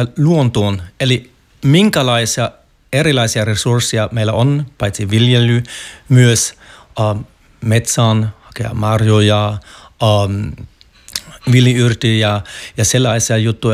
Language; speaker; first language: Finnish; non-native, fluent; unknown